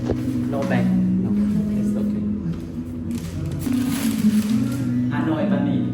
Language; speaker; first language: English; non-native, learner; Vietnamese